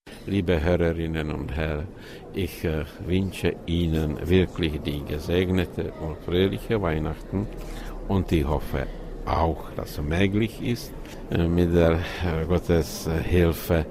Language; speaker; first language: German; non-native, fluent; Czech